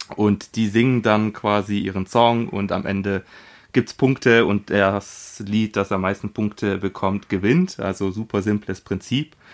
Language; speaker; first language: German; non-native, fluent; Polish